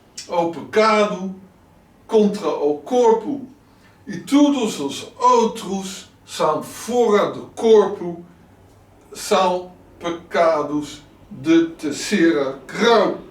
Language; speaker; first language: Portuguese; non-native, learner; Dutch